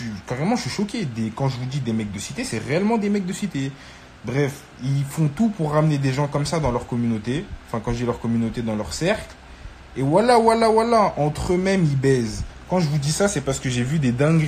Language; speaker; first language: French; native; French